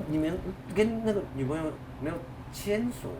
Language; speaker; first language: Chinese; non-native, fluent; Japanese